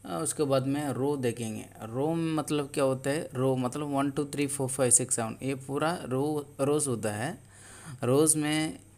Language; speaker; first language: Hindi; non-native, local second language; Tamil